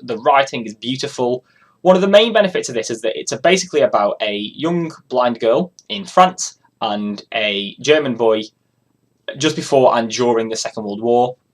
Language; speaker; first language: English; native; English